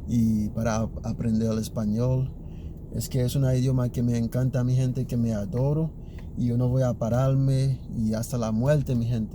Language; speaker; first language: Spanish; early bilingual, other home language; Haitian Creole